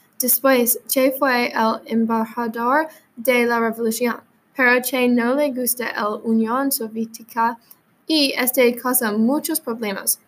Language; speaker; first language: Spanish; non-native, learner; English